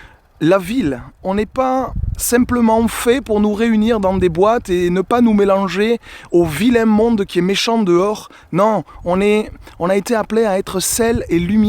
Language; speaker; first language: French; native; French